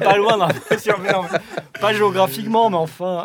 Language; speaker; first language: French; native; French